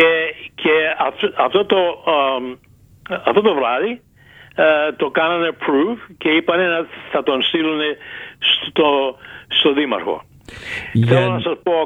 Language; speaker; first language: Greek; early bilingual, heritage; Greek